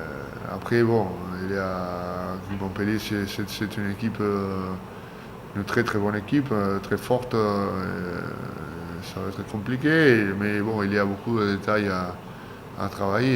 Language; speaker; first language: French; non-native, fluent; Spanish